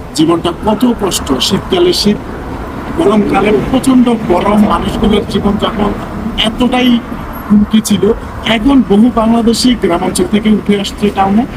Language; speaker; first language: Bangla; native; Bangla